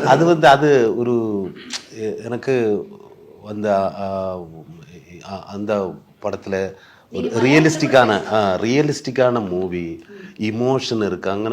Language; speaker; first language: Tamil; non-native, learner; Malayalam